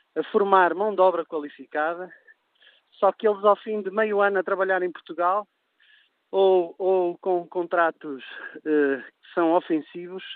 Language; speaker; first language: Portuguese; native; Portuguese